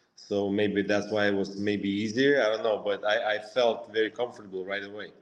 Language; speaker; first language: English; non-native, fluent; Lithuanian